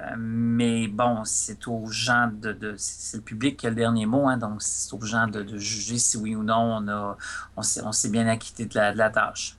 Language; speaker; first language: French; native; French